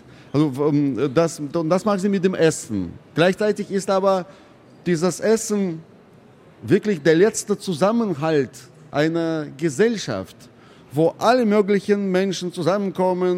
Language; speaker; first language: German; non-native, fluent; Russian